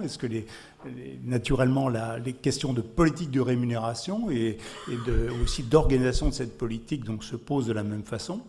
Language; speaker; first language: French; native; French